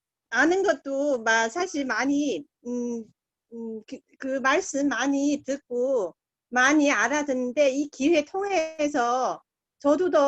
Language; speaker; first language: Korean; non-native, learner; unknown